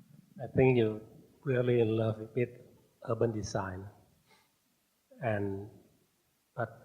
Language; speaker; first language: English; non-native, fluent; Thai